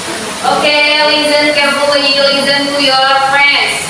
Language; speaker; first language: English; non-native, learner; Indonesian